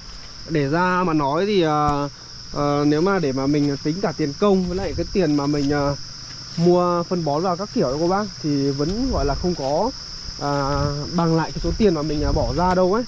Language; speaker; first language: Vietnamese; native; Vietnamese